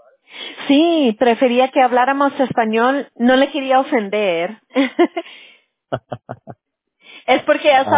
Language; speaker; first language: Spanish; early bilingual, heritage; Spanish